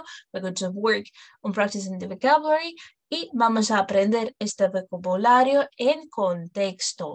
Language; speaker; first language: Spanish; non-native, fluent; English